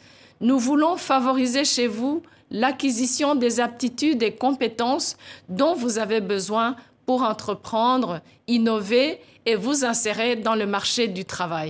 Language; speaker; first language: French; non-native, local second language; Kinyarwanda